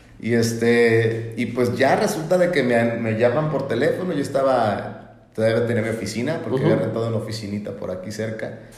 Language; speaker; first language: Spanish; native; Spanish